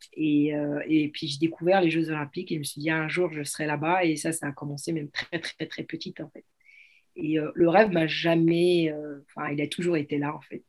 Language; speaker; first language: French; early bilingual, other home language; Arabic